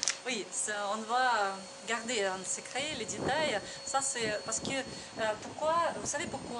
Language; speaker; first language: French; non-native, learner; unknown